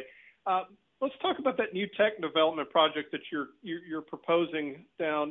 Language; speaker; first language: English; native; English